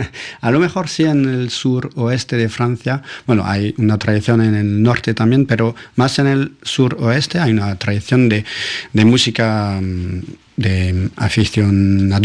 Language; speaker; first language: Spanish; non-native, fluent; French